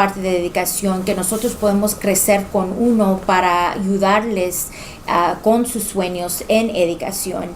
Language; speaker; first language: Spanish; early bilingual, heritage; Spanish